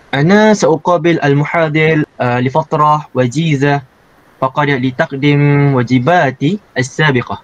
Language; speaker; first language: Arabic; non-native, learner; Malay